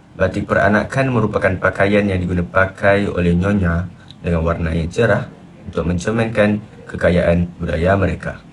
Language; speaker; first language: Malay; native; Malay